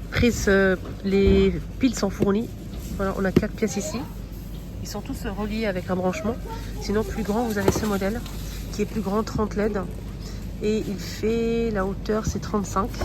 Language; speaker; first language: French; native; French